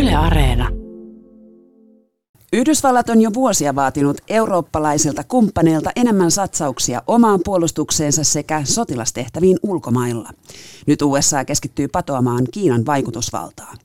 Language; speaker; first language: Finnish; native; Finnish